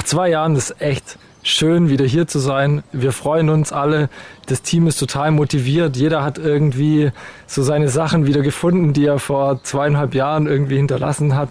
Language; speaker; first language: German; native; German